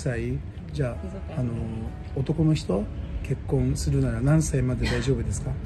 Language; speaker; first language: Japanese; native; Japanese